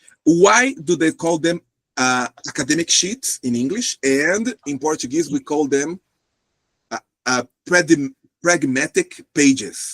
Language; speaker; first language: English; non-native, fluent; Portuguese